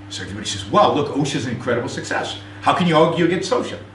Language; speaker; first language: English; non-native, fluent; Hebrew